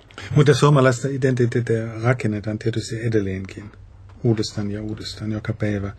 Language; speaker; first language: Finnish; non-native, fluent; German